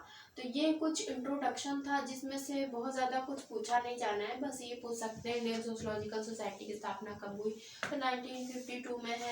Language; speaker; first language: Hindi; native; Hindi